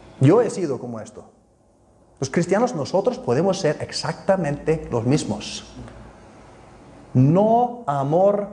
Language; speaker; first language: Spanish; non-native, fluent; Icelandic